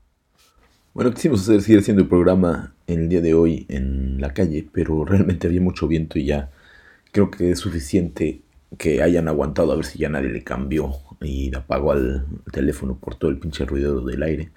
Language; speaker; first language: Spanish; native; Spanish